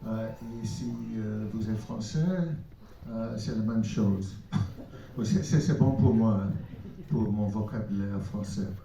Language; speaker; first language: French; non-native, fluent; English